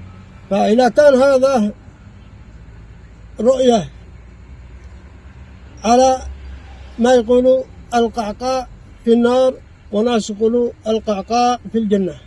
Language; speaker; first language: Arabic; native; Arabic